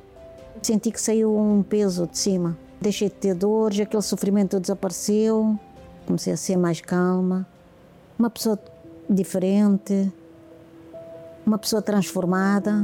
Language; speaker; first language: Portuguese; native; Portuguese